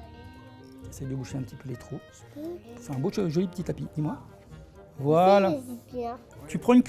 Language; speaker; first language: French; native; French